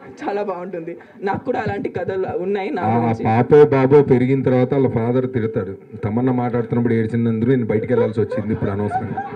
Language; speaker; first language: Telugu; non-native, local second language; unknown